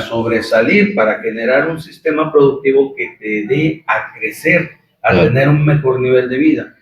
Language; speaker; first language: Spanish; native; Spanish